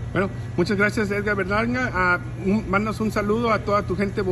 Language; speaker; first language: Spanish; native; Spanish